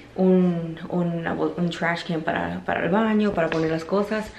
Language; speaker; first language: Spanish; early bilingual, heritage; Spanish